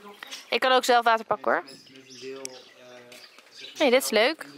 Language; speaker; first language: Dutch; native; Dutch